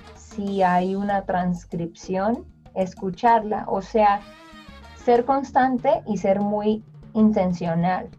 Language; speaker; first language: Spanish; native; Spanish